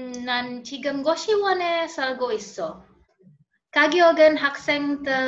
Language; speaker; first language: Korean; non-native, learner; Indonesian